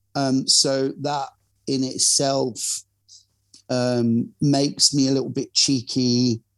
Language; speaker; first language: English; native; English